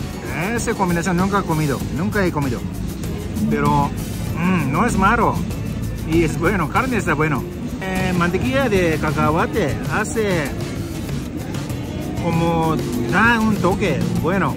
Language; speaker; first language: Spanish; non-native, learner; Japanese